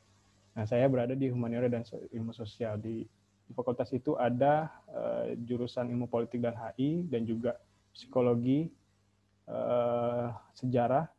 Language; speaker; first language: Indonesian; native; Indonesian